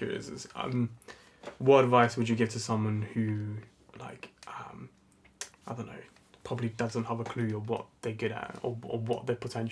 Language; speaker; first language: English; non-native, fluent; Italian